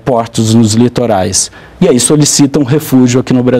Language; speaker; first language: Portuguese; native; Portuguese